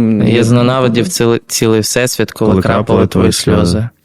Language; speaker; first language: Ukrainian; non-native, local second language; Russian